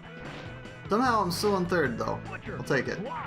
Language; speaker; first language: English; native; English